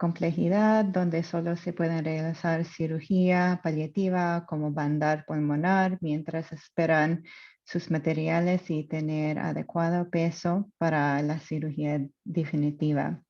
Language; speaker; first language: Spanish; non-native, fluent; English